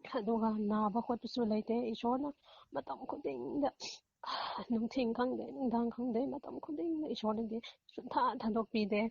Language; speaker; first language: Manipuri; non-native, local second language; Rongmei Naga